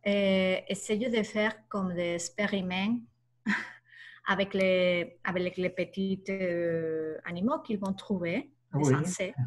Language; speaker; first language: French; non-native, learner; Spanish